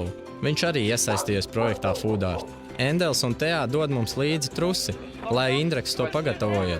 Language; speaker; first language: Latvian; native; Latvian